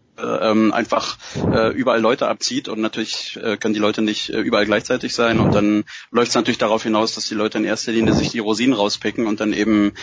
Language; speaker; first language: German; native; German